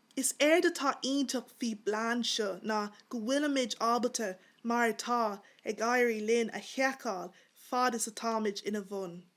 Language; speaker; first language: Irish; native; Irish